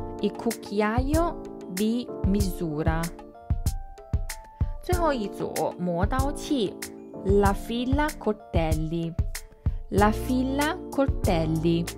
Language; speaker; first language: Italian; non-native, fluent; Chinese